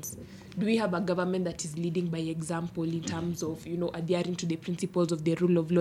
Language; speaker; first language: English; non-native, local second language; Luo (Kenya and Tanzania)